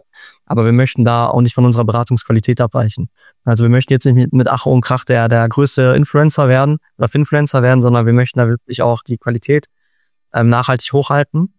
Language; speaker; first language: German; native; German